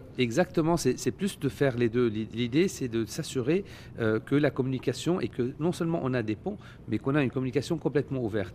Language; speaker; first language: French; non-native, local second language; Arabic